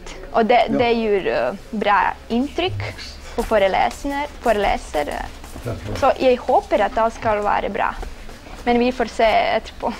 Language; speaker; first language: Norwegian; non-native, fluent; Serbian